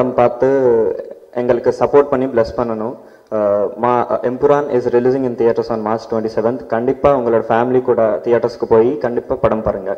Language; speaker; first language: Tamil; non-native, learner; Malayalam